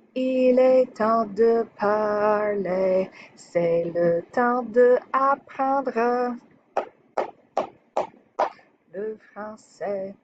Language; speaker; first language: French; non-native, fluent; English